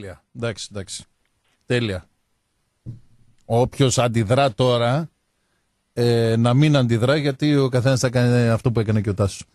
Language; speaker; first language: Greek; native; Greek